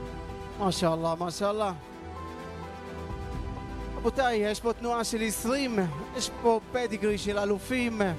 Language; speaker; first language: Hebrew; non-native, local second language; Arabic